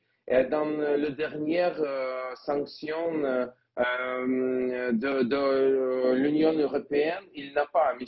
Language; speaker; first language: French; non-native, learner; Ukrainian